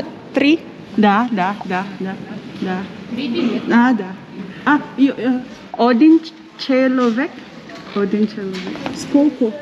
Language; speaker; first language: Russian; non-native, learner; Indonesian